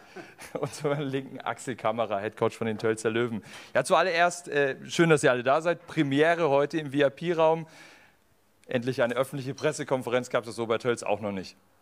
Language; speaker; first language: German; native; German